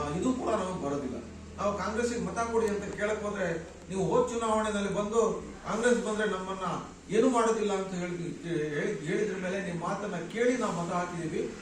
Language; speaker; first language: Kannada; non-native, local second language; Lambadi